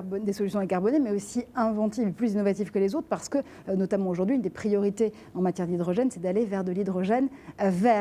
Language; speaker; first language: French; native; French